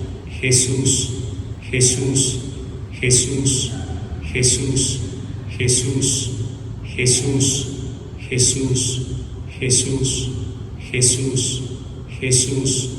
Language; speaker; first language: Spanish; native; Spanish